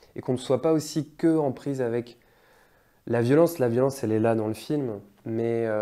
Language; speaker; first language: French; native; French